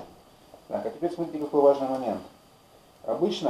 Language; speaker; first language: Russian; native; Russian